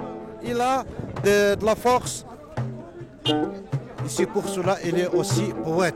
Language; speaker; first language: French; non-native, local second language; Berber languages